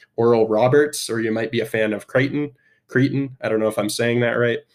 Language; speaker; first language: English; native; English